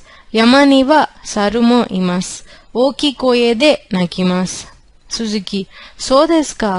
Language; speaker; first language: Japanese; non-native, fluent; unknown